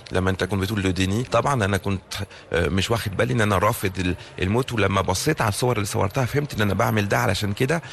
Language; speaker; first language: Arabic; early bilingual, heritage; Arabic